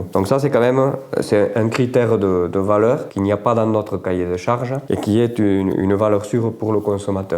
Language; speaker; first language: French; native; French